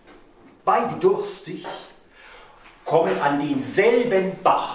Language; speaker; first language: German; native; German